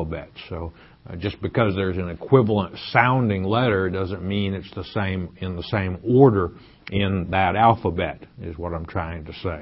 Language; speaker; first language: English; native; English